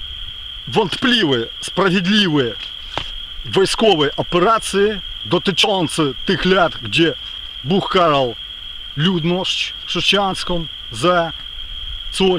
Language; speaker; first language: Polish; non-native, fluent; Ukrainian